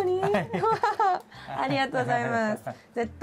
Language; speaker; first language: Japanese; non-native, learner; English